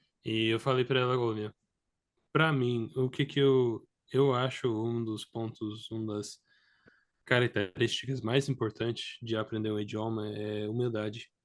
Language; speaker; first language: Portuguese; non-native, fluent; English